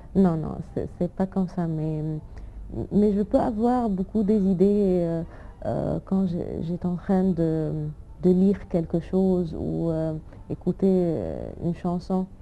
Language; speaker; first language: French; non-native, fluent; Arabic